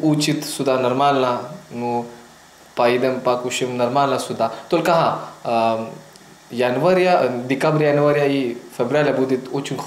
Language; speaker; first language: Russian; non-native, learner; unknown